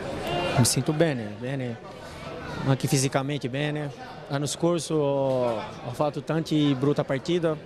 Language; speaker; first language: Italian; non-native, fluent; Portuguese